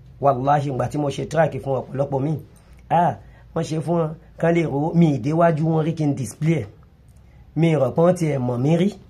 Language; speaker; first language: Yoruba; non-native, local second language; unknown